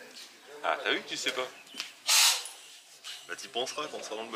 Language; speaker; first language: French; native; French